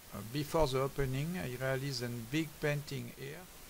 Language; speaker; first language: English; non-native, learner; French